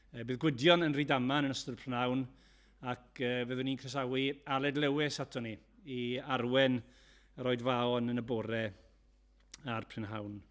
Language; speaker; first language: Welsh; native; Welsh